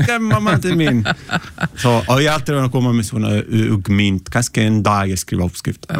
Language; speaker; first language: Icelandic; non-native, learner; Italian